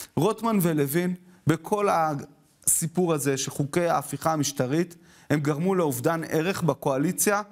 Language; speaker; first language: Hebrew; native; Hebrew